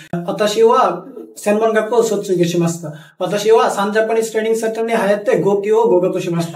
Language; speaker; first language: Japanese; non-native, learner; Bangla